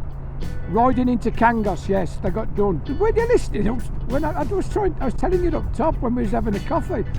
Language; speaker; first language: English; native; English